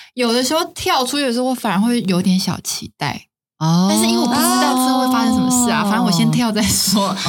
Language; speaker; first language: Chinese; native; Chinese